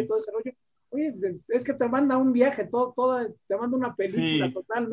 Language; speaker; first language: Spanish; native; Spanish